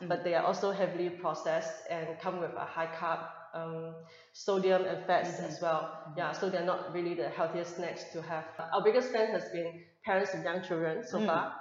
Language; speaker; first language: English; non-native, local second language; Cantonese